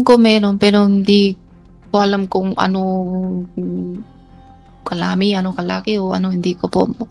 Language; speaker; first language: Filipino; non-native, learner; Chinese